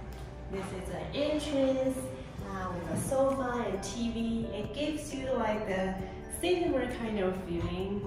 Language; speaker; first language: English; non-native, fluent; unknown